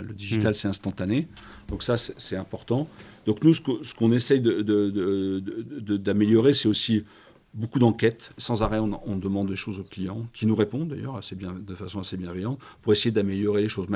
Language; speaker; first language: French; native; French